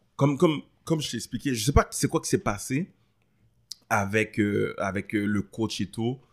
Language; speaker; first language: French; early bilingual, other home language; Haitian Creole